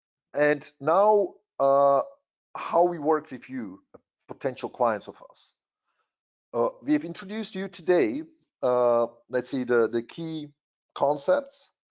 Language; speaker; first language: English; non-native, fluent; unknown